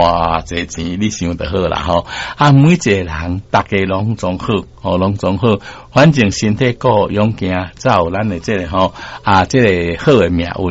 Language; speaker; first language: Chinese; non-native, local second language; Min Nan Chinese